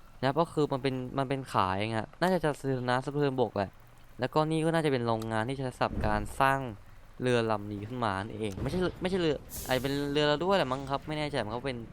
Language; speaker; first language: Thai; native; Thai